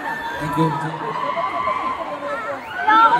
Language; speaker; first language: English; non-native, learner; Korean